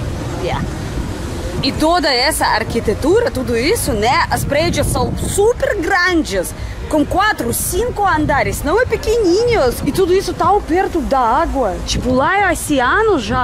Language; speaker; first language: Portuguese; non-native, fluent; Russian